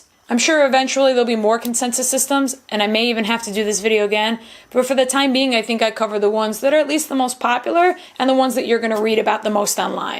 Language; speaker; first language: English; native; English